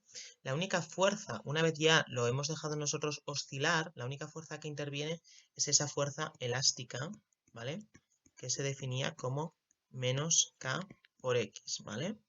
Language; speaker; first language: Spanish; native; Spanish